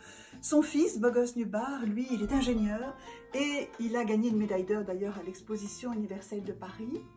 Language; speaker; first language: French; native; French